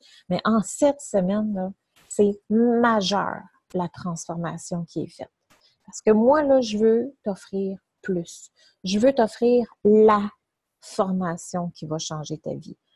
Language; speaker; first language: French; native; French